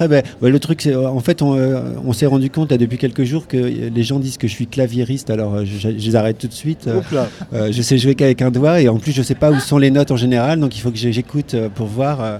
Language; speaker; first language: French; native; French